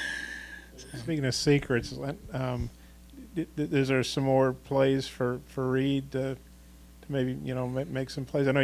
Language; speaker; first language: English; native; English